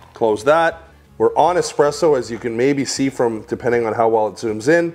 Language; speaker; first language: English; native; English